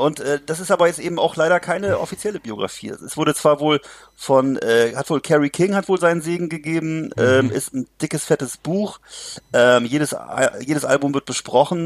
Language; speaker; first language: German; native; German